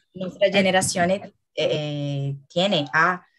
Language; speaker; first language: Italian; non-native, learner; Portuguese